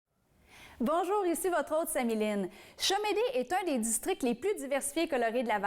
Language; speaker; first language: French; native; French